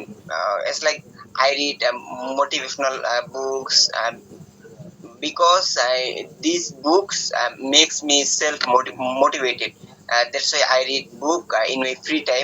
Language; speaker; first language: English; non-native, learner; Bangla